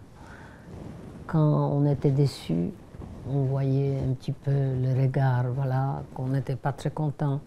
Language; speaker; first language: French; non-native, fluent; Polish